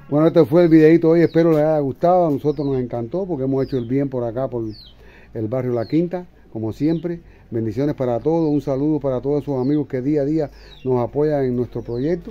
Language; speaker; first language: Spanish; native; Spanish